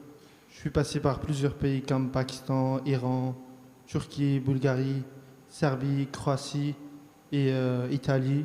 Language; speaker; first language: French; early bilingual, other home language; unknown